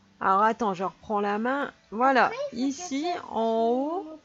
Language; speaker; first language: French; native; French